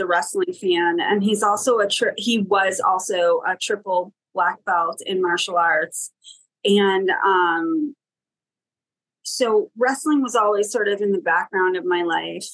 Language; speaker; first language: English; native; English